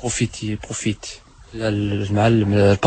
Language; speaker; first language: French; non-native, learner; Arabic